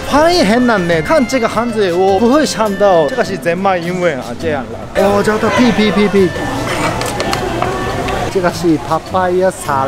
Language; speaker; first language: Chinese; non-native, fluent; Japanese